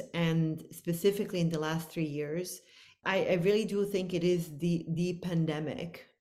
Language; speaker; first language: English; non-native, fluent; Bosnian